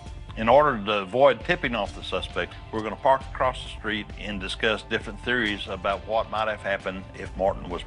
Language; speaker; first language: English; native; English